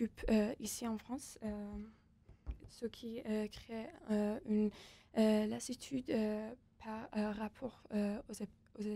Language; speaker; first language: French; non-native, fluent; Persian